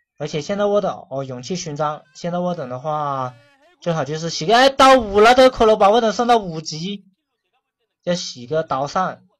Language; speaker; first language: Chinese; non-native, local second language; Cantonese